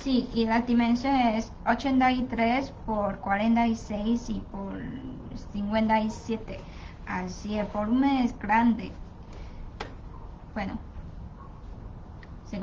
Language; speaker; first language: Spanish; non-native, learner; Chinese